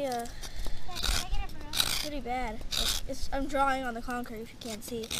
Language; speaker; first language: English; native; English